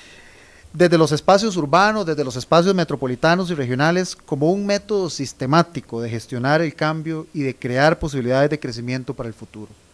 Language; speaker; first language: Spanish; native; Spanish